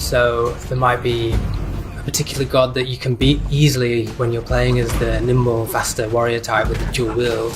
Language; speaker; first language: English; native; English